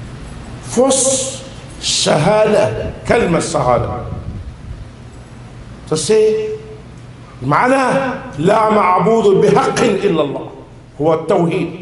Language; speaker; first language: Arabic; non-native, fluent; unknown